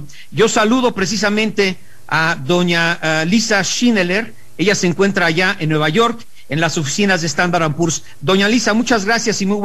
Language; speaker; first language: Spanish; native; Spanish